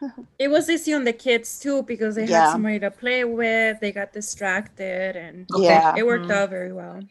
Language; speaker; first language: English; non-native, fluent; Spanish